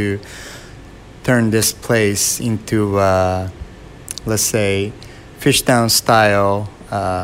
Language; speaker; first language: English; non-native, fluent; Japanese